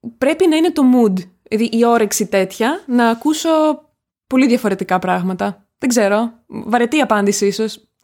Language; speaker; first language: Greek; native; Greek